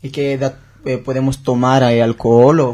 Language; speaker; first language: Spanish; non-native, learner; Hebrew